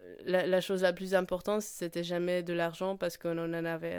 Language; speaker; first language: French; non-native, fluent; Polish